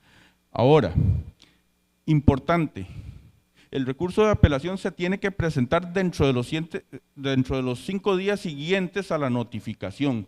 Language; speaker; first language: Spanish; native; Spanish